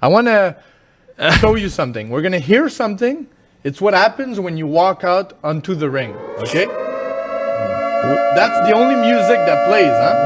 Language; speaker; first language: English; non-native, fluent; French